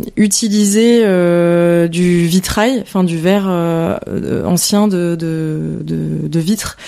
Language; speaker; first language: French; native; French